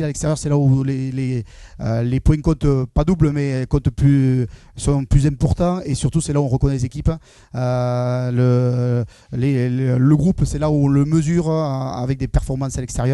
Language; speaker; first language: French; native; French